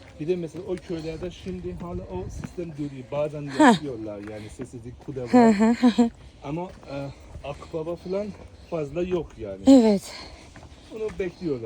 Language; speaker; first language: Turkish; non-native, learner; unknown